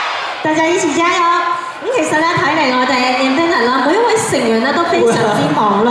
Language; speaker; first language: Chinese; non-native, local second language; Cantonese